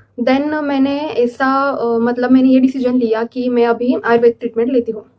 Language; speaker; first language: Hindi; non-native, local second language; Marathi